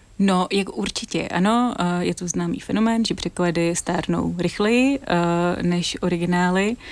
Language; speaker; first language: Czech; native; Czech